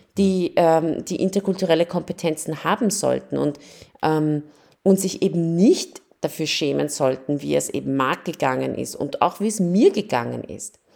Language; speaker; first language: German; early bilingual, other home language; Persian